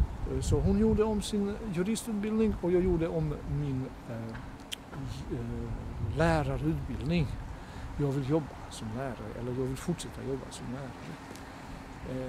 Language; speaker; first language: Swedish; non-native, fluent; Bosnian